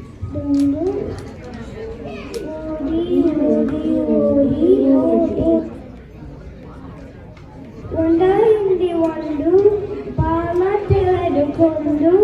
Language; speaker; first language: Kannada; early bilingual, heritage; Kannada